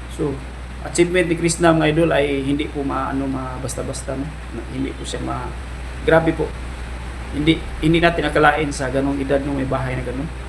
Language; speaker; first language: Filipino; non-native, local second language; Cebuano